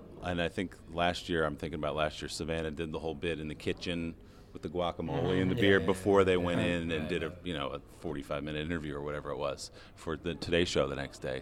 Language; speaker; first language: English; native; English